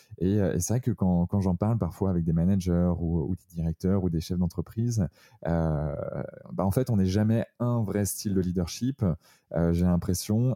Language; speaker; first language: French; native; French